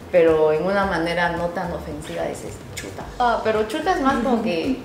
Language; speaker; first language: Spanish; early bilingual, other home language; Korean